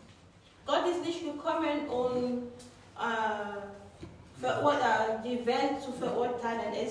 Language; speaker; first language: German; non-native, fluent; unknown